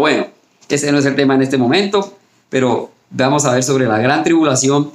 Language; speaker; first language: Spanish; native; Spanish